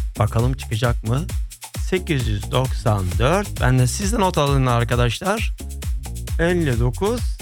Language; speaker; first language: Turkish; early bilingual, heritage; Turkish